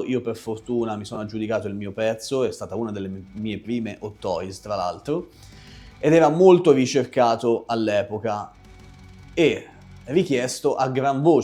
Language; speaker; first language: Italian; native; Italian